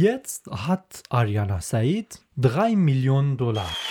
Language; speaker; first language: German; non-native, learner; Persian